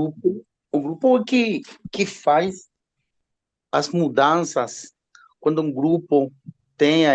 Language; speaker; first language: Portuguese; non-native, learner; Spanish